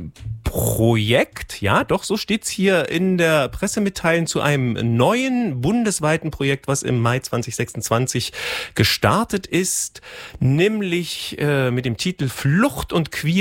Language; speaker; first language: German; native; German